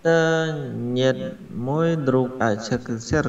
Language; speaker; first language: Russian; non-native, learner; Vietnamese